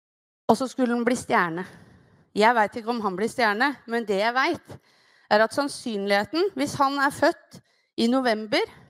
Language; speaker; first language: Norwegian; native; Norwegian